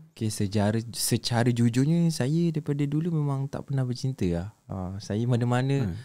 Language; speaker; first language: Malay; native; Malay